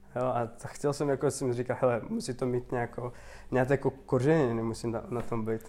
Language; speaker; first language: Czech; non-native, fluent; Turkmen